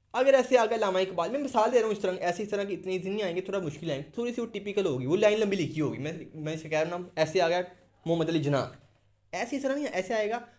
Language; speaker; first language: Urdu; non-native, local second language; Punjabi